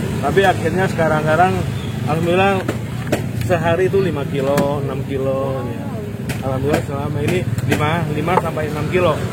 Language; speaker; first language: Indonesian; native; Indonesian